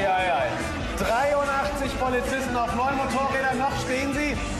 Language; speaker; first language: German; native; German